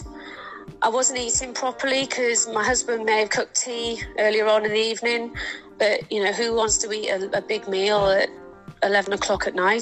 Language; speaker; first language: English; native; English